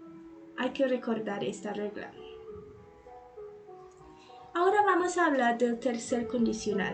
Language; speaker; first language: Spanish; non-native, fluent; English